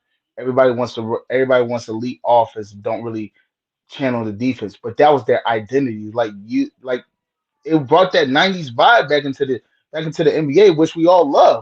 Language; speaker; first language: English; native; English